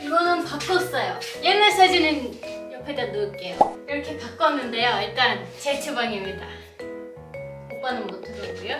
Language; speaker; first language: Korean; non-native, fluent; Turkish